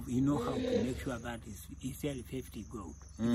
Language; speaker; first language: English; non-native, local second language; Masai